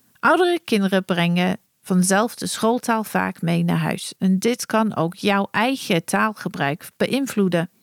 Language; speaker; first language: Dutch; non-native, fluent; English